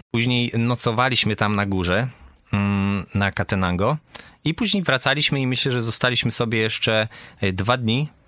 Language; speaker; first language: Polish; native; Polish